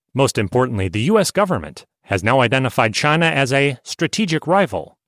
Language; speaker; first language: English; non-native, fluent; Hungarian